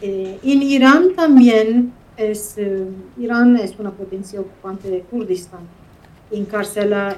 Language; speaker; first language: Spanish; non-native, fluent; Kurdish